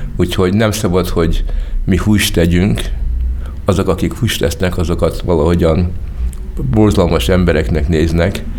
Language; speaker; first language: Hungarian; early bilingual, heritage; Hungarian